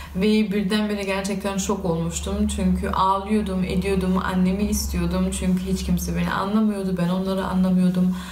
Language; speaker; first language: Turkish; early bilingual, heritage; Turkish